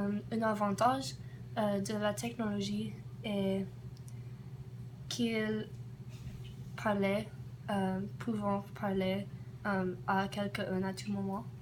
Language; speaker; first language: French; non-native, learner; English